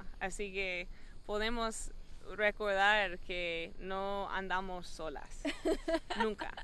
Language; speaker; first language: Spanish; non-native, fluent; English